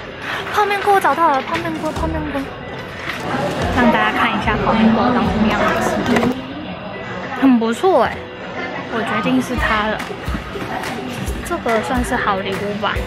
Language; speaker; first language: Chinese; native; Chinese